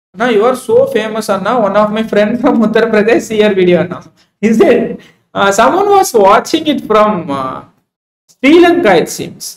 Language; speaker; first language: English; non-native, local second language; Tamil